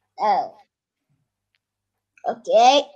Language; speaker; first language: English; non-native, learner; Turkish